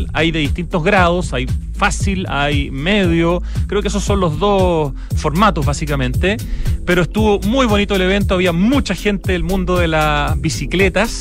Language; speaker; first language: Spanish; native; Spanish